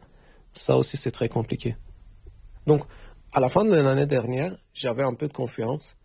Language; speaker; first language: French; non-native, fluent; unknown